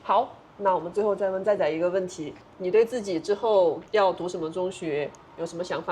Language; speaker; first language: Chinese; native; Chinese